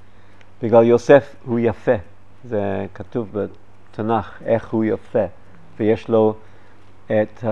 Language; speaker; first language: Hebrew; non-native, fluent; English